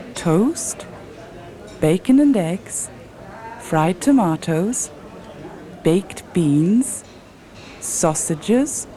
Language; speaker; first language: English; native; English